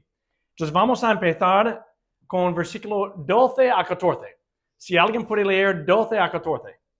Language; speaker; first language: Spanish; non-native, fluent; English